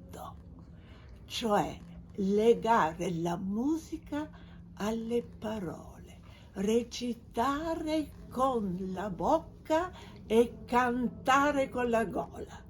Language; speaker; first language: Italian; non-native, fluent; Bulgarian